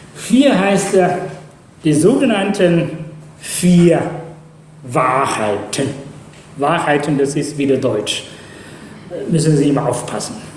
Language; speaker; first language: German; non-native, fluent; Chinese